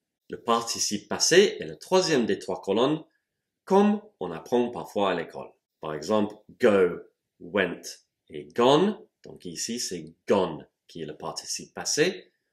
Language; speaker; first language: French; non-native, fluent; English